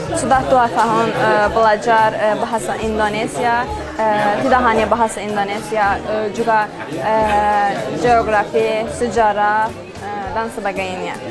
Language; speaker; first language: Indonesian; non-native, learner; Azerbaijani